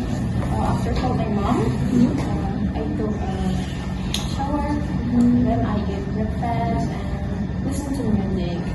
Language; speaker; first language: English; non-native, learner; Indonesian